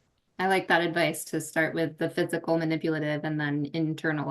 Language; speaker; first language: English; native; English